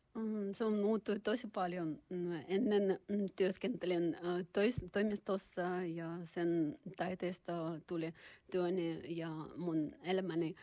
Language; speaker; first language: Finnish; non-native, learner; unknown